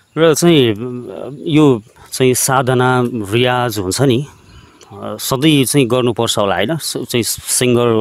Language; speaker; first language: Nepali; native; Nepali